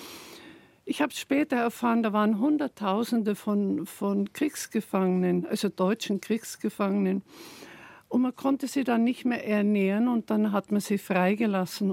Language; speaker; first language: German; native; German